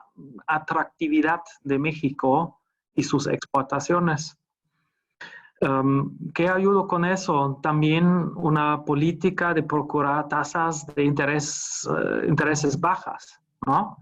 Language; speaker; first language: Spanish; non-native, fluent; German